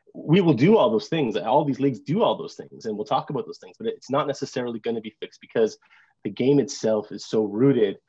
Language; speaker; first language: English; native; English